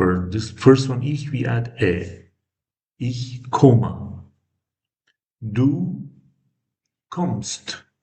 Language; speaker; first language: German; non-native, fluent; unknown